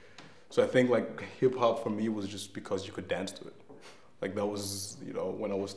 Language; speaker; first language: English; non-native, fluent; Danish